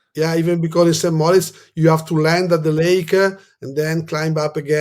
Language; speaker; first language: English; non-native, fluent; Italian